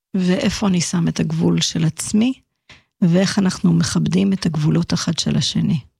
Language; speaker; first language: Hebrew; early bilingual, other home language; English